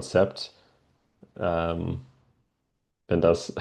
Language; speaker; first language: German; non-native, learner; English